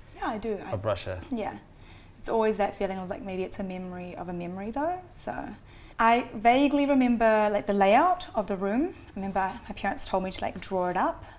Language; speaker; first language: English; native; English